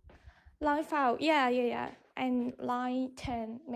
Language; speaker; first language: English; non-native, learner; Chinese